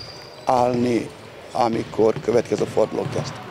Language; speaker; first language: Hungarian; non-native, learner; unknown